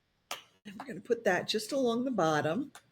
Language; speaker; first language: English; native; English